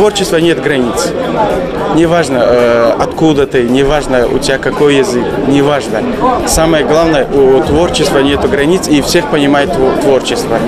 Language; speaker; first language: Russian; non-native, local second language; Tajik